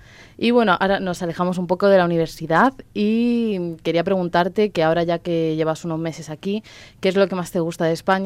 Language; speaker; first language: Spanish; native; Spanish